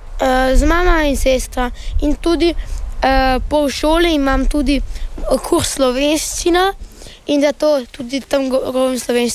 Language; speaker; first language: Slovenian; early bilingual, heritage; Slovenian